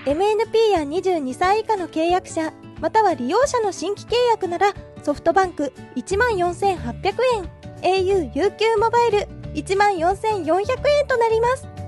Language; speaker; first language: Japanese; native; Japanese